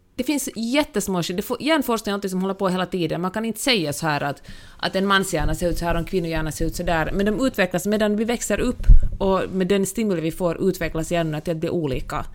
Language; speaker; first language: Swedish; native; Swedish